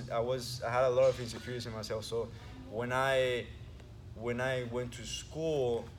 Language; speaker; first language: English; early bilingual, other home language; Spanish